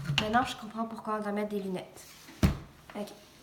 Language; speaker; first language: French; non-native, local second language; English